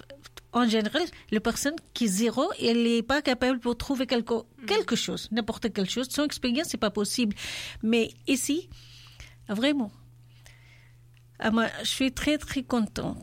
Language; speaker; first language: French; non-native, learner; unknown